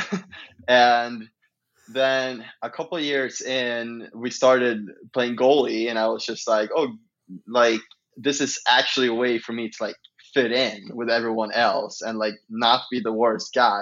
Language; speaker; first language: English; non-native, fluent; Swedish